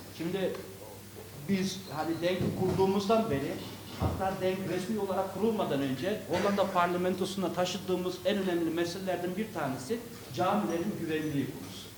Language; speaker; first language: Turkish; early bilingual, other home language; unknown